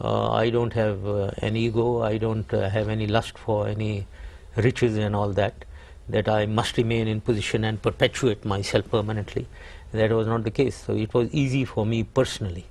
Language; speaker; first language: English; non-native, local second language; Urdu